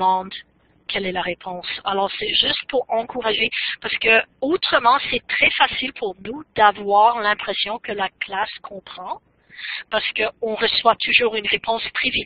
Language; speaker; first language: French; non-native, fluent; English